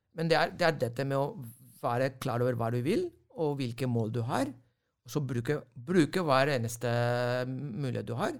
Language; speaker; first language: Norwegian; non-native, fluent; Spanish